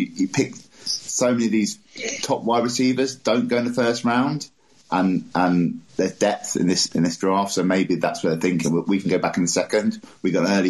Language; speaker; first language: English; native; English